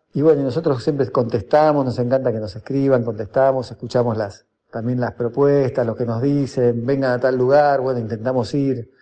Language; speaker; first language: Spanish; native; Spanish